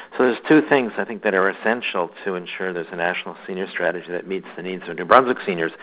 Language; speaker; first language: English; native; English